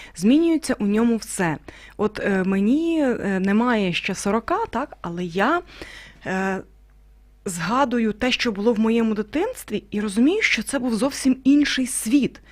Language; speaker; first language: Ukrainian; native; Ukrainian